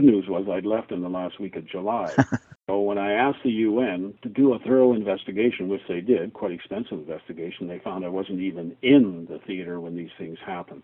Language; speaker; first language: English; native; English